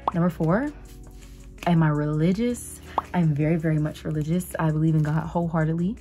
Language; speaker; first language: English; native; English